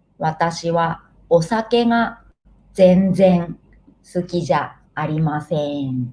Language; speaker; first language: Japanese; non-native, fluent; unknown